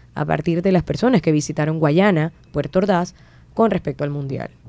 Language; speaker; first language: Spanish; native; Spanish